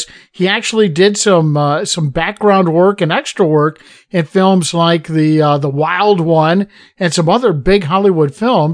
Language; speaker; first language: English; native; English